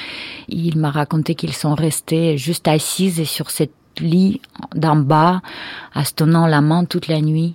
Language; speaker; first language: French; non-native, fluent; Russian